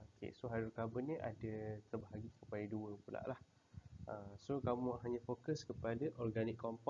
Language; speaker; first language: Malay; native; Malay